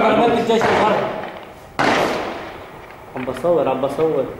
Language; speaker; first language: Arabic; native; Arabic